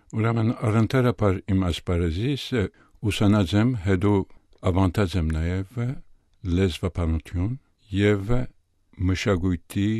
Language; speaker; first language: Armenian; early bilingual, heritage; Armenian